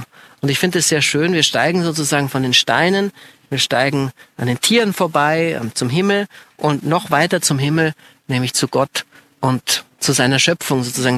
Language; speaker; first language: German; native; German